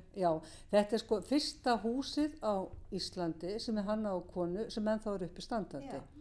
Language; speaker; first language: Icelandic; native; Icelandic